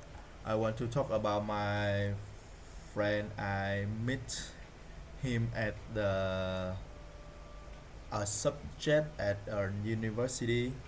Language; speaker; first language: English; non-native, learner; Vietnamese